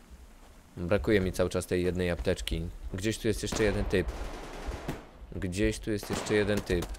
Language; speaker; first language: Polish; native; Polish